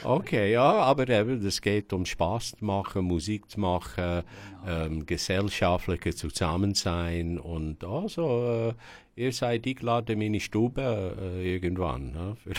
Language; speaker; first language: German; non-native, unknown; English